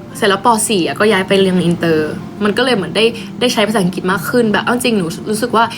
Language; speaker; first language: Thai; early bilingual, heritage; Thai